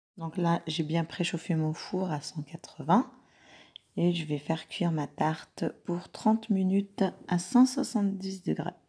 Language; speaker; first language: French; non-native, local second language; Arabic